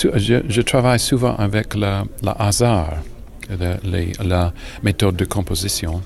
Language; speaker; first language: French; non-native, learner; English